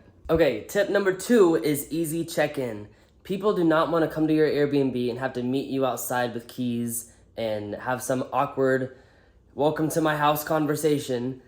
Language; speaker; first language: English; native; English